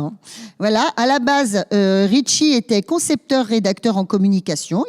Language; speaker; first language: French; native; French